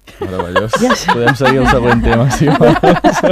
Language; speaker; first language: Catalan; native; Catalan